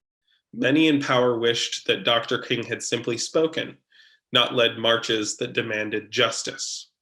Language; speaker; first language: English; native; English